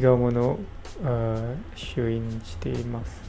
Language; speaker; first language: Japanese; non-native, learner; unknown